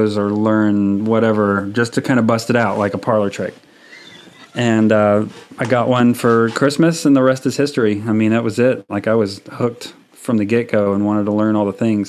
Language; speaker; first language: English; native; English